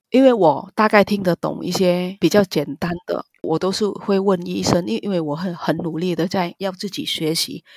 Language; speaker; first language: Chinese; non-native, fluent; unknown